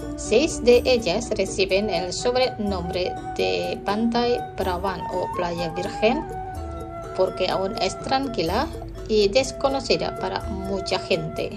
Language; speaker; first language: Spanish; non-native, fluent; Indonesian